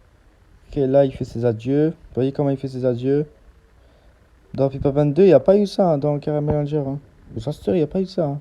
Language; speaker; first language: French; native; French